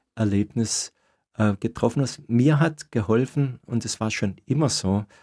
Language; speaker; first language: German; native; German